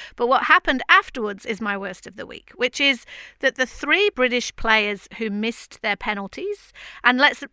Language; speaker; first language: English; native; English